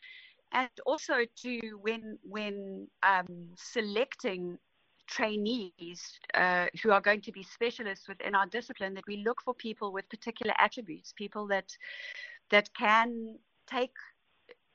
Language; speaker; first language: English; native; English